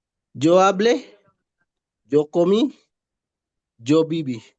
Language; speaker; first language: Spanish; non-native, learner; Filipino